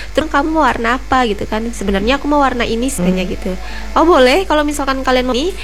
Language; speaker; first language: Indonesian; native; Indonesian